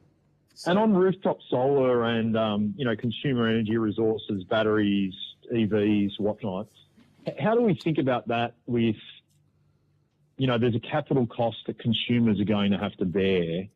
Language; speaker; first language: English; native; English